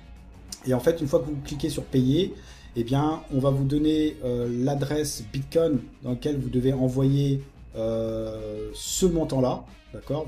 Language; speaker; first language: French; native; French